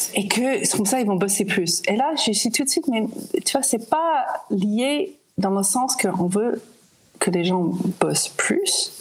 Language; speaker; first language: French; non-native, fluent; English